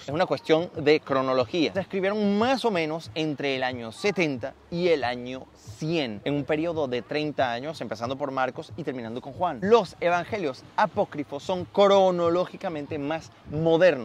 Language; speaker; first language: Spanish; native; Spanish